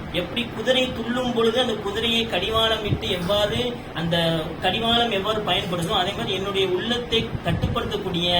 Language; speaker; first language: Tamil; native; Tamil